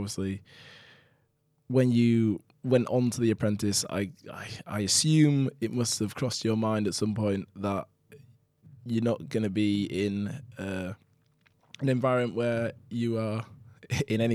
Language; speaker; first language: English; native; English